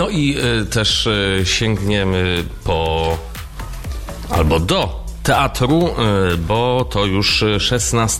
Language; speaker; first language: Polish; native; Polish